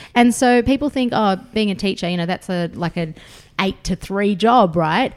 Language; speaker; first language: English; early bilingual, other home language; Russian